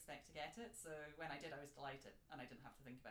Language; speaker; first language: English; native; English